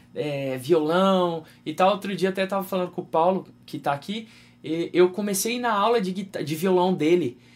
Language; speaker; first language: Portuguese; native; Portuguese